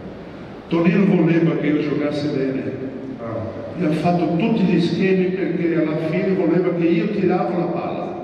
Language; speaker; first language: Italian; non-native, fluent; Portuguese